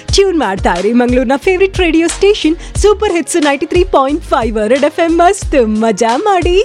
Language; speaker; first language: Kannada; native; Kannada